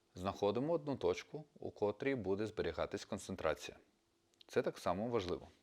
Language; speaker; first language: Ukrainian; non-native, local second language; Russian